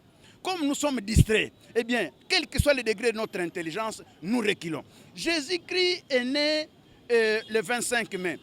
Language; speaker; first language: French; non-native, local second language; Lingala